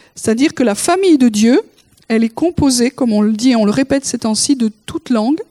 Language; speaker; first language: French; native; French